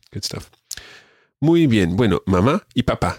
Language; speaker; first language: Spanish; non-native, fluent; English